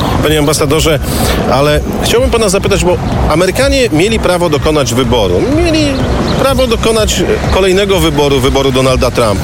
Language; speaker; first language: Polish; native; Polish